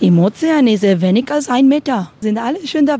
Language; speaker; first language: German; non-native, learner; Spanish